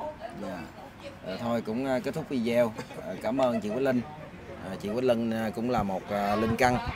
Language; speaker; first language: Vietnamese; native; Vietnamese